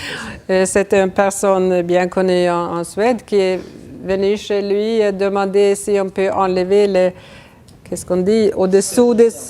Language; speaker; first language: French; non-native, fluent; Swedish